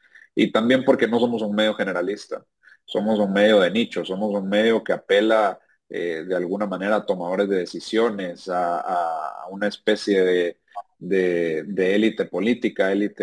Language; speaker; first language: Spanish; native; Spanish